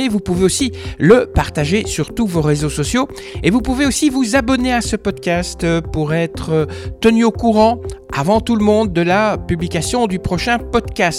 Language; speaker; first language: French; native; French